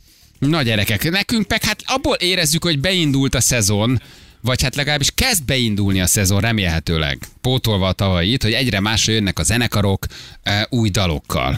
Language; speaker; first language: Hungarian; native; Hungarian